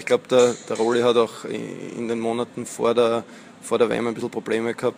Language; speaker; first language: German; native; German